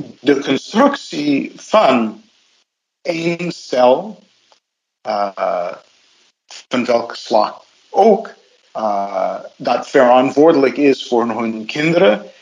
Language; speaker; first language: Dutch; non-native, fluent; English